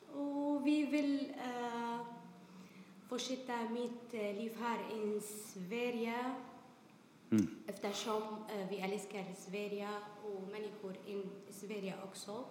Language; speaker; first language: Swedish; non-native, learner; Arabic